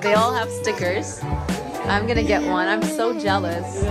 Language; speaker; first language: English; non-native, fluent; Turkish